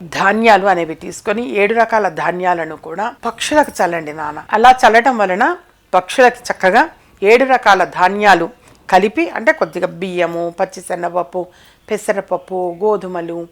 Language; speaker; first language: Telugu; native; Telugu